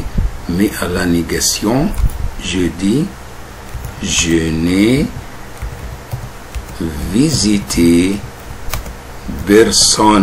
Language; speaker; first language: French; non-native, fluent; Arabic